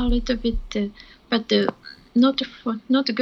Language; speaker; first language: English; non-native, learner; Japanese